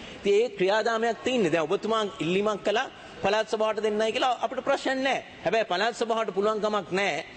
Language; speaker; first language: Sinhala; native; Sinhala